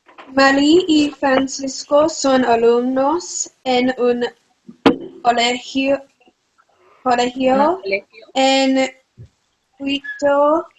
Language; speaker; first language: Spanish; non-native, learner; English